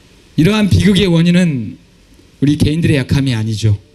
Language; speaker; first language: Korean; native; Korean